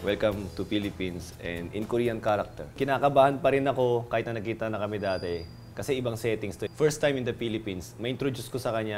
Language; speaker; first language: Filipino; native; Filipino